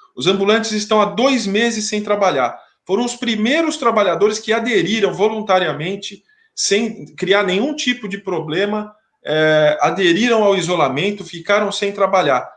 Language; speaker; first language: Portuguese; native; Portuguese